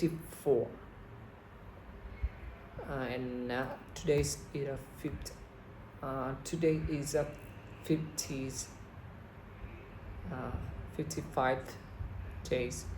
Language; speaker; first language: English; non-native, learner; Vietnamese